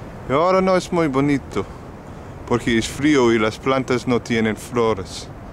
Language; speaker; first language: Spanish; non-native, learner; English